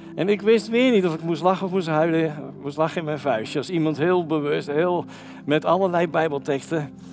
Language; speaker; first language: Dutch; native; Dutch